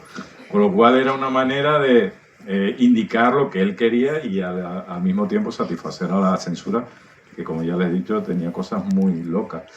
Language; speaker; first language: Spanish; native; Spanish